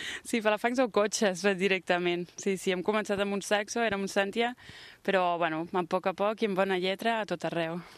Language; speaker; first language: Catalan; early bilingual, other home language; French